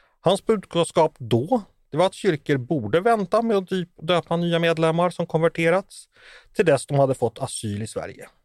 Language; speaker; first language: Swedish; native; Swedish